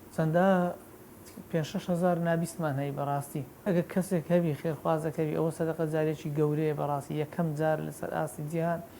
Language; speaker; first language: Central Kurdish; native; Central Kurdish